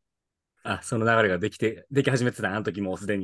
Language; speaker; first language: Japanese; native; Japanese